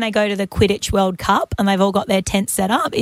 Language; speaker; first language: English; native; English